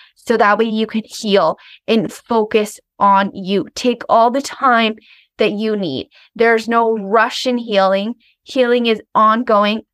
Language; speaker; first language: English; native; English